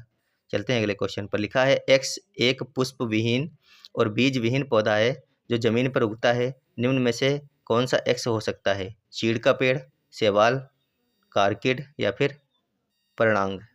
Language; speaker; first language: Hindi; native; Hindi